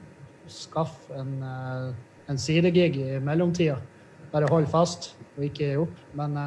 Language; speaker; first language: Norwegian; native; Norwegian